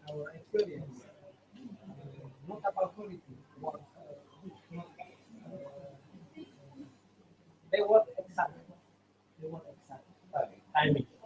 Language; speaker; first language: English; non-native, learner; Indonesian